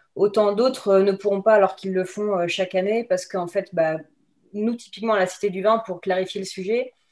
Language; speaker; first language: French; native; French